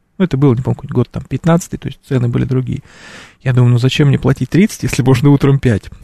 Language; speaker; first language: Russian; native; Russian